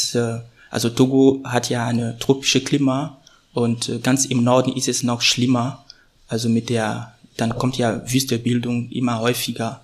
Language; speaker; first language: German; non-native, fluent; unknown